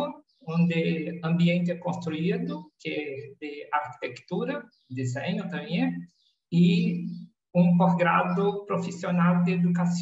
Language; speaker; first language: Spanish; non-native, learner; Portuguese